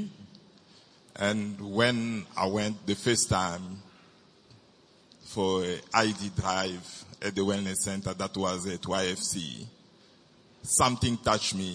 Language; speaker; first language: English; non-native, fluent; French